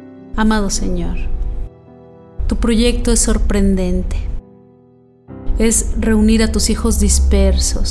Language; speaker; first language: Spanish; native; Spanish